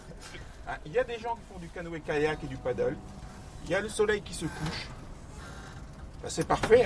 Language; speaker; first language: French; native; French